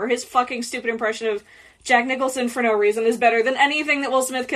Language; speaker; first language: English; native; English